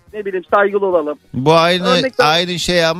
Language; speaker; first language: Turkish; native; Turkish